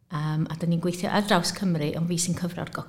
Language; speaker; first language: Welsh; native; Welsh